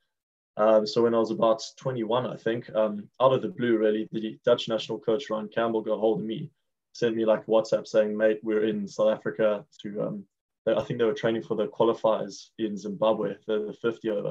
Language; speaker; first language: English; native; English